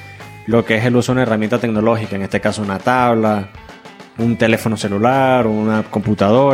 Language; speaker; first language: Spanish; native; Spanish